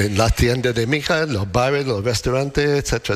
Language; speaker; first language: Spanish; non-native, fluent; English